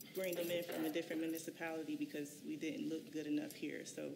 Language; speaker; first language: English; native; English